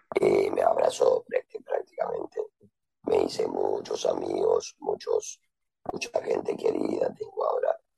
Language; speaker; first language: Spanish; non-native, fluent; Turkish